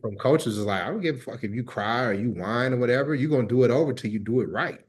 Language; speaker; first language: English; native; English